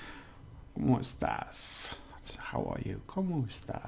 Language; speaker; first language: Spanish; non-native, learner; English